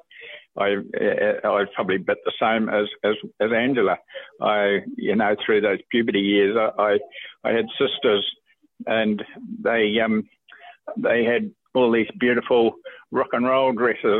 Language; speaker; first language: English; native; English